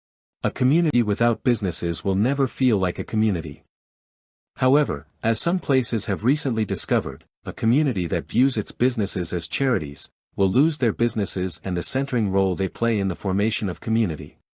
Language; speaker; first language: English; native; English